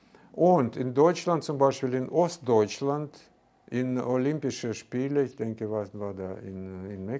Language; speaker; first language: German; non-native, fluent; Russian